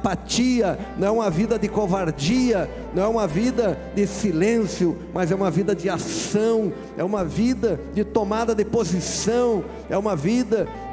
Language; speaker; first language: Portuguese; native; Portuguese